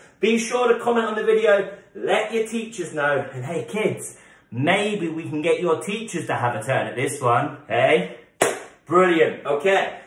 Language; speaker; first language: English; native; English